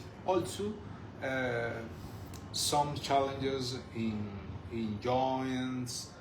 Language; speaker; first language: English; non-native, learner; Spanish